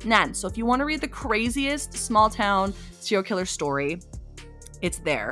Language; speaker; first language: English; native; English